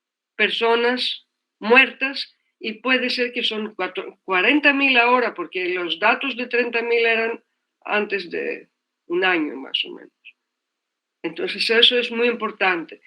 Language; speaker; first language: Spanish; non-native, fluent; Greek